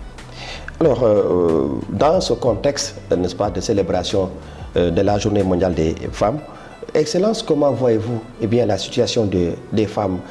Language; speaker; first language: French; native; French